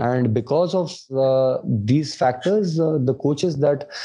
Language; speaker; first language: English; non-native, local second language; Hindi